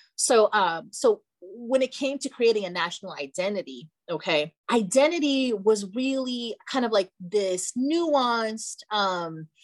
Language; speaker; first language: English; early bilingual, other home language; Portuguese